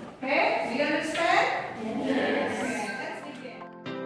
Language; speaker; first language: English; non-native, learner; Indonesian